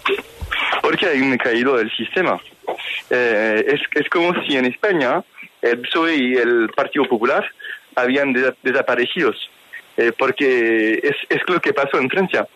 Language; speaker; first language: Spanish; non-native, fluent; French